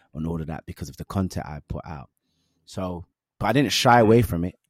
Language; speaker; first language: English; native; English